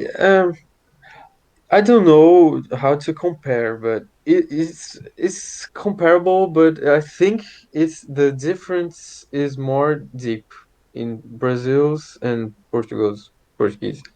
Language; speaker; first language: English; non-native, fluent; Portuguese